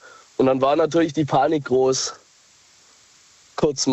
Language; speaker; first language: German; native; German